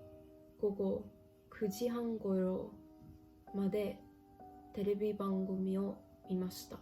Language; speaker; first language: Japanese; non-native, learner; English